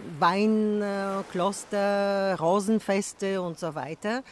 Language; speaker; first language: German; non-native, fluent; Bulgarian